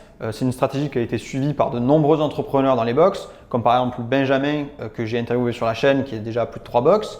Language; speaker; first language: French; native; French